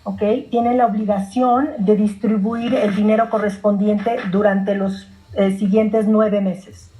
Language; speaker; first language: Spanish; non-native, fluent; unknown